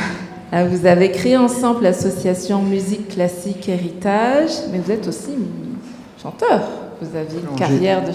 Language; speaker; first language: French; native; French